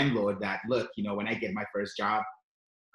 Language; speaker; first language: English; non-native, local second language; Shona